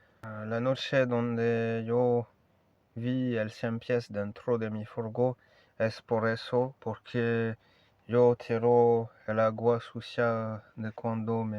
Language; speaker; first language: Spanish; non-native, learner; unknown